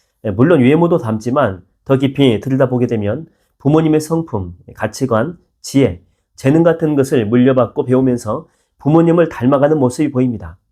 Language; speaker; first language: Korean; native; Korean